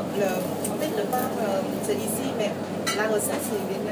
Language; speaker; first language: French; non-native, learner; Vietnamese